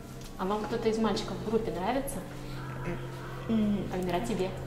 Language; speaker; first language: Russian; native; Russian